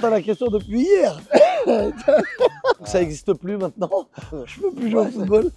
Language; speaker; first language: French; native; French